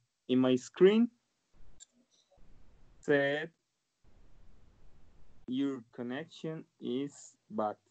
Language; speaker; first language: English; non-native, learner; Spanish